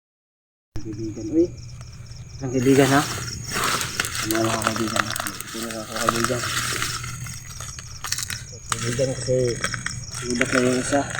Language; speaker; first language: Filipino; non-native, local second language; Cebuano